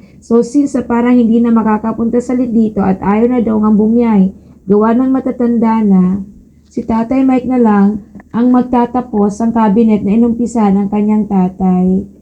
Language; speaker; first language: Filipino; native; Filipino